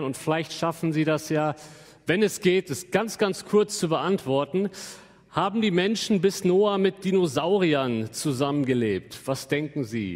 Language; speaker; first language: German; native; German